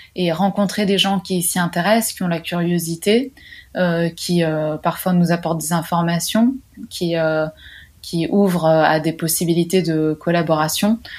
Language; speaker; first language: French; non-native, fluent; Italian